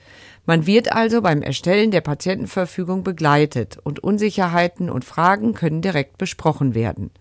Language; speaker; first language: German; native; German